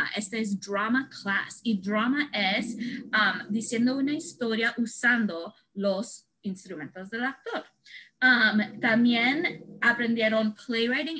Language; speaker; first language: Spanish; early bilingual, heritage; Spanish